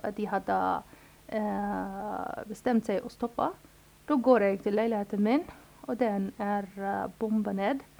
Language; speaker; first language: Norwegian; non-native, fluent; Arabic